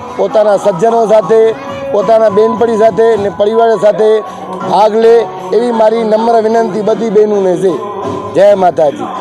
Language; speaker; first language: Gujarati; non-native, local second language; Sindhi